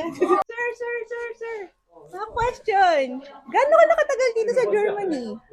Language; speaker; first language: Filipino; native; Filipino